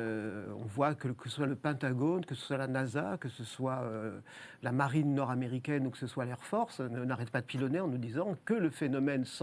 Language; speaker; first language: French; native; French